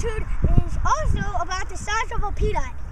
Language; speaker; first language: English; native; English